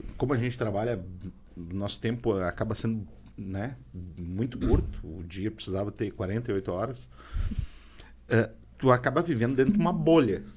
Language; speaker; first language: Portuguese; native; Portuguese